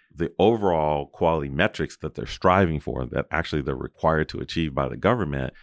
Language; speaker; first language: English; native; English